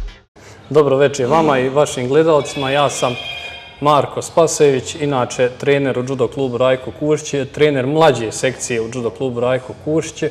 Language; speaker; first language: Serbian; native; Serbian